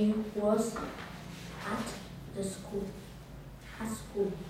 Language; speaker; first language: English; non-native, learner; Vietnamese